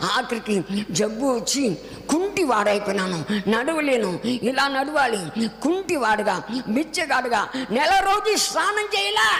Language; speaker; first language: Telugu; non-native, local second language; Tamil